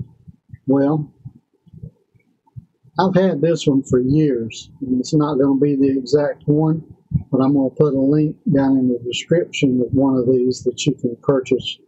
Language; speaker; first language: English; native; English